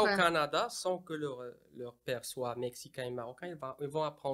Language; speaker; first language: French; non-native, local second language; Arabic